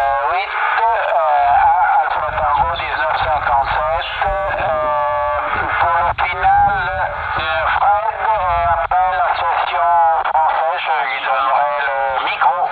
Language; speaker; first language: French; early bilingual, heritage; Italian